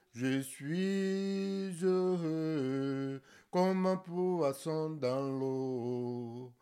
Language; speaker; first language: French; non-native, fluent; Portuguese